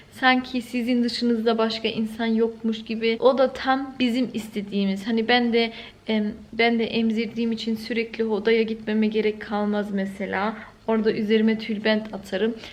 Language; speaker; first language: Turkish; early bilingual, heritage; Turkish